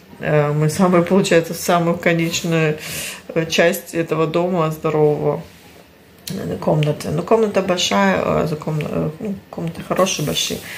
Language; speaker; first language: Russian; early bilingual, heritage; Russian